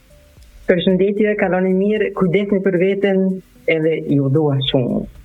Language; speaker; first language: Albanian; non-native, learner; German